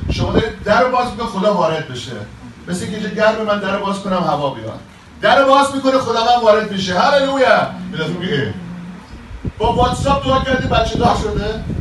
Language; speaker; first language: Persian; native; Persian